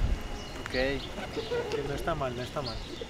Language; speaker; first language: Spanish; non-native, fluent; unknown